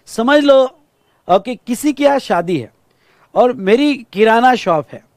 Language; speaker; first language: Hindi; non-native, local second language; Marathi